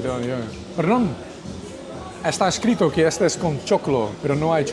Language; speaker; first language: Spanish; non-native, learner; Dutch